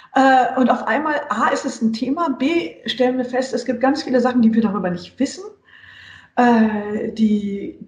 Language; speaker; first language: German; native; German